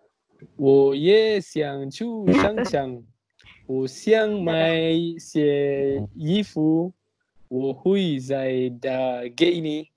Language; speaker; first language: Chinese; non-native, learner; Malay